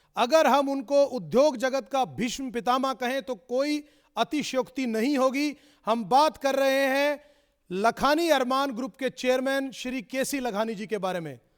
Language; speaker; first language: Hindi; native; Hindi